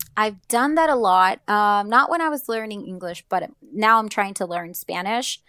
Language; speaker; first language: English; non-native, fluent; Italian